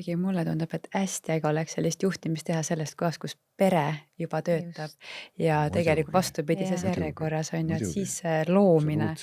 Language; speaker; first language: Estonian; native; Estonian